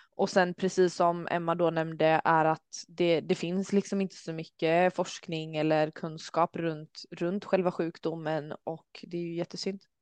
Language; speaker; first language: Swedish; early bilingual, other home language; Albanian